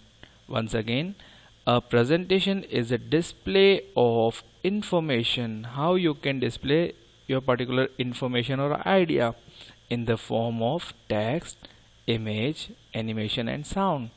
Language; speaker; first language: English; non-native, local second language; Hindi